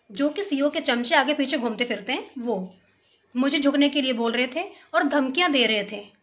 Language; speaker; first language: Hindi; native; Hindi